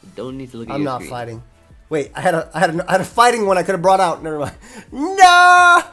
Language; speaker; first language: English; native; English